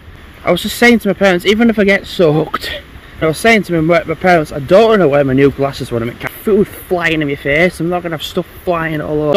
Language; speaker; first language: English; native; English